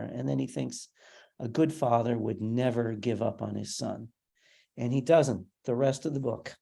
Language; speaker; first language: English; native; English